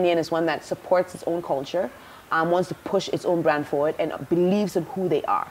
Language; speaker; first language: English; non-native, local second language; Akan